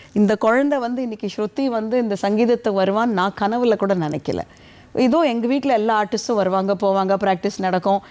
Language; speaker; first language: Tamil; native; Tamil